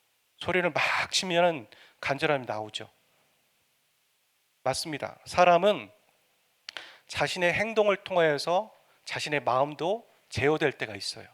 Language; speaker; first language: Korean; native; Korean